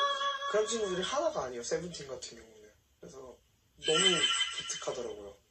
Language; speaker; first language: Korean; native; Korean